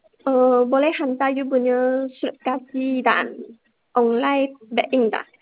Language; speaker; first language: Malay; non-native, local second language; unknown